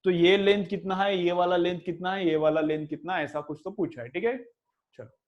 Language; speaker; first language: Hindi; non-native, local second language; Marathi